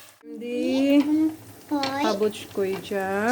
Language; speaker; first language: Turkish; non-native, learner; Cebuano